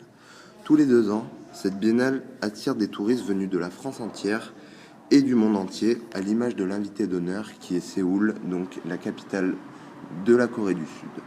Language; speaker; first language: French; native; French